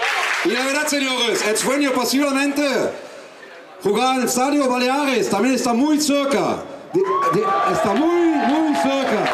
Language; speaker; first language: Spanish; non-native, learner; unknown